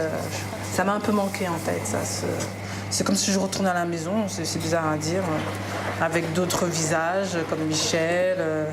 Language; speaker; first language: French; native; French